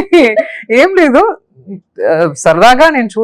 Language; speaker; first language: Telugu; non-native, learner; Tamil